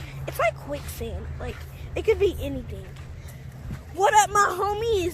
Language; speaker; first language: English; native; English